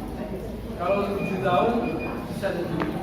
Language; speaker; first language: Indonesian; non-native, learner; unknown